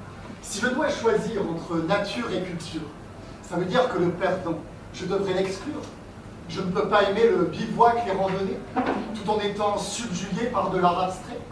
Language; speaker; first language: French; native; French